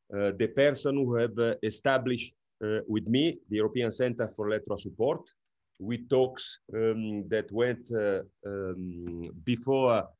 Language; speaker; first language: English; non-native, fluent; Italian